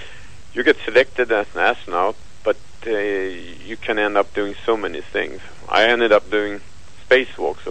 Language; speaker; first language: English; non-native, fluent; Swedish